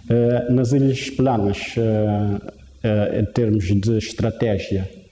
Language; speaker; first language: Portuguese; non-native, local second language; Kabuverdianu